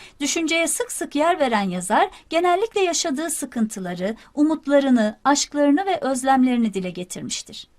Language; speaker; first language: Turkish; native; Turkish